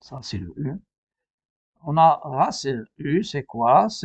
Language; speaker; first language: French; non-native, local second language; Arabic